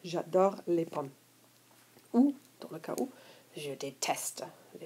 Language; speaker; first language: French; non-native, fluent; English